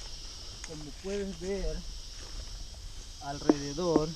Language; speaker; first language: Spanish; non-native, local second language; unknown